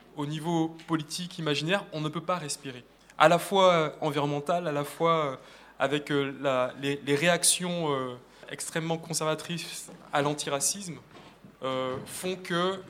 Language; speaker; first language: French; native; French